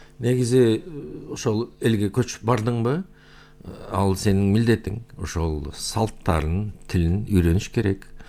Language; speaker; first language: Kyrgyz; non-native, local second language; Uyghur